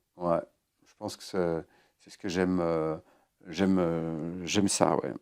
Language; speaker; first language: French; native; French